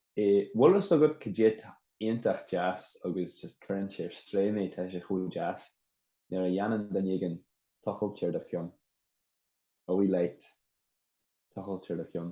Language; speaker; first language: Irish; native; Irish